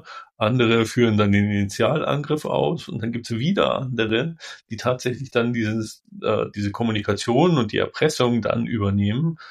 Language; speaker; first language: German; native; German